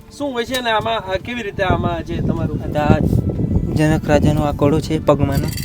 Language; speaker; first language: Gujarati; non-native, local second language; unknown